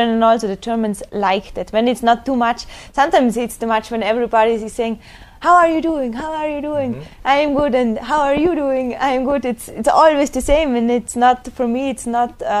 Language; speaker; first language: English; non-native, fluent; German